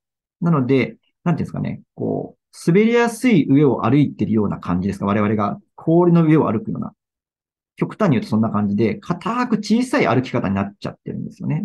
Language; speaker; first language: Japanese; native; Japanese